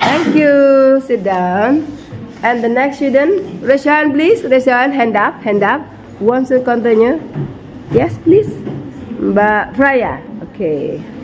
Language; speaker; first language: English; non-native, fluent; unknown